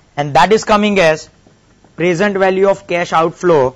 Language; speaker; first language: English; non-native, local second language; Gujarati